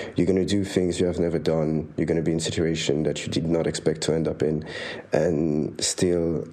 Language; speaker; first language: English; non-native, fluent; French